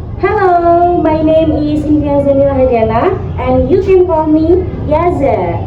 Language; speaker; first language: English; non-native, learner; Indonesian